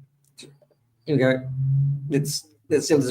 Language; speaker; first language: English; native; English